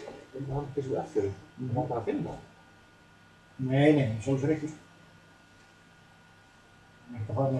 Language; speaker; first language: Icelandic; native; Icelandic